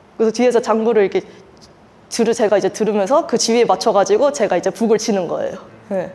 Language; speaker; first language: Korean; early bilingual, heritage; Korean